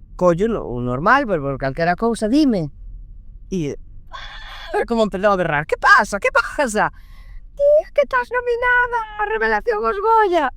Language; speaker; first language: Galician; non-native, local second language; Spanish